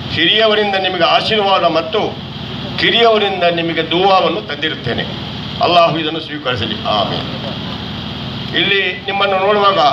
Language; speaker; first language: Kannada; non-native, local second language; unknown